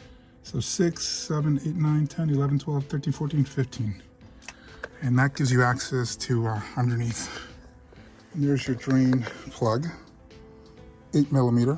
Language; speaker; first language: English; native; English